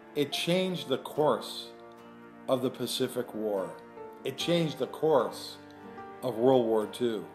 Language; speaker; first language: English; native; English